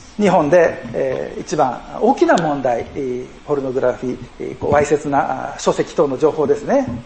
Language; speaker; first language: Japanese; native; Japanese